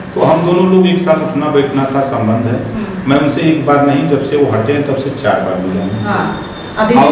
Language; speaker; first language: Hindi; native; Hindi